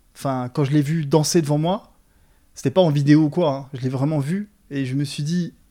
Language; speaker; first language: French; native; French